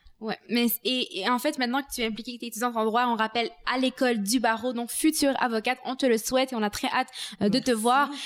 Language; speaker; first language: French; native; French